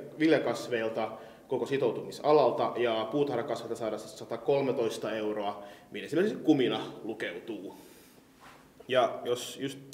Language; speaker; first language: Finnish; non-native, local second language; Swedish